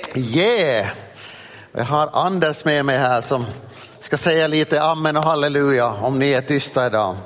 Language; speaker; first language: Swedish; native; Swedish